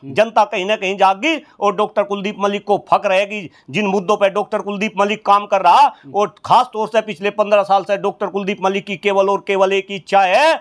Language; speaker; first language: Hindi; native; Hindi